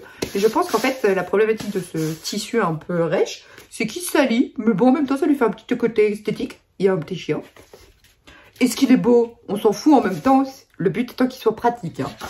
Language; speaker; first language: French; native; French